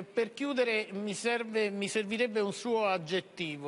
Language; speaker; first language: Italian; native; Italian